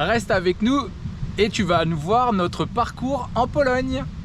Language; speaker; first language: French; native; French